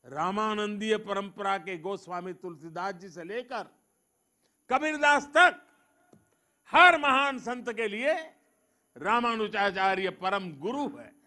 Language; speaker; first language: Hindi; non-native, local second language; Gujarati